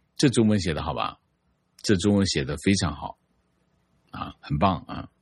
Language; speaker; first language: Chinese; native; Chinese